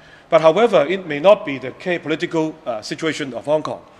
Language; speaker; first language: English; non-native, local second language; Cantonese